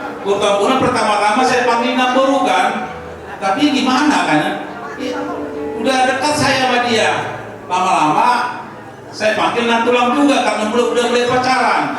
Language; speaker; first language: Indonesian; non-native, local second language; Batak Toba